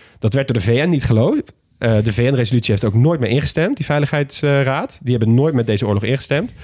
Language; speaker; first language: Dutch; native; Dutch